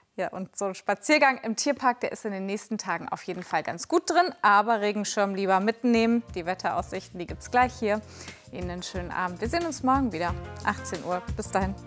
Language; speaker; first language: German; native; German